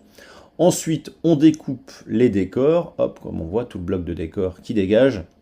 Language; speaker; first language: French; native; French